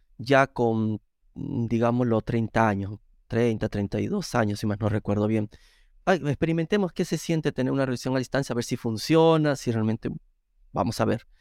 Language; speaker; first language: Spanish; native; Spanish